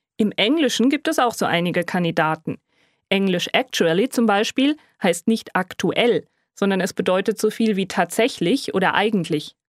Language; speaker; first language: German; native; German